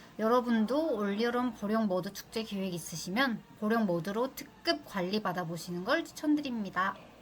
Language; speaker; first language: Korean; non-native, fluent; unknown